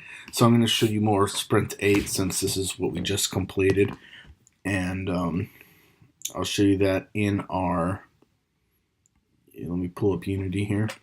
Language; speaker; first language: English; native; English